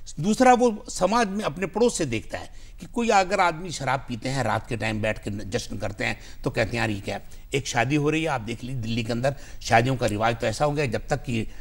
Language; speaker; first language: Hindi; native; Hindi